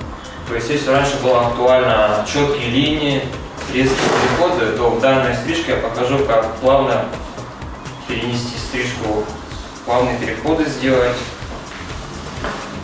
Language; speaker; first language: Russian; native; Russian